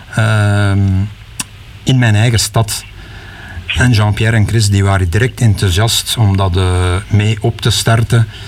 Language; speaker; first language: Dutch; native; Dutch